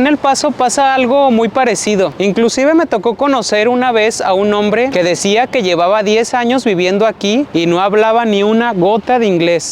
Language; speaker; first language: Spanish; native; Spanish